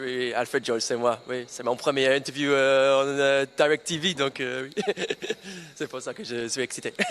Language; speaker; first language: French; non-native, learner; English